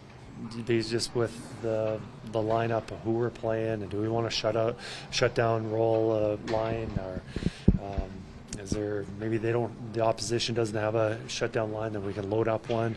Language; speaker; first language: English; native; English